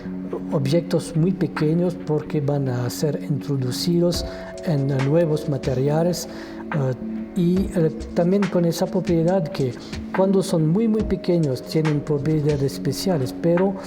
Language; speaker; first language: Spanish; non-native, fluent; French